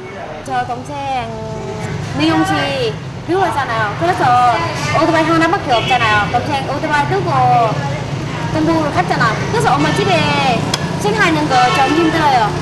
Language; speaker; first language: Korean; non-native, learner; Vietnamese